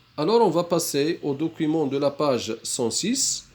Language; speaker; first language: French; non-native, local second language; Arabic